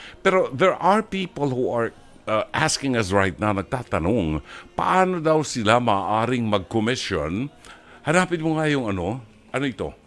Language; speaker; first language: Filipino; native; Filipino